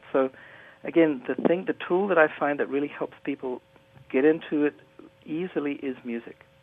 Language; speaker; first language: English; native; English